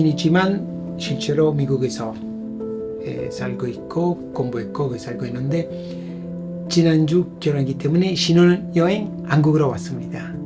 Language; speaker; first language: Korean; non-native, fluent; Italian